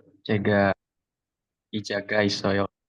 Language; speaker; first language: Korean; non-native, learner; Indonesian